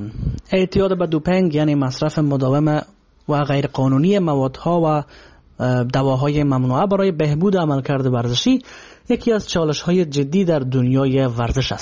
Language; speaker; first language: Persian; native; Persian